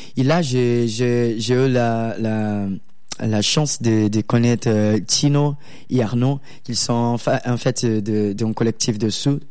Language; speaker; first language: French; non-native, learner; Portuguese